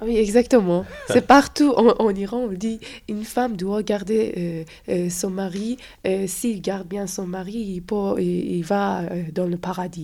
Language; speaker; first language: French; non-native, fluent; Persian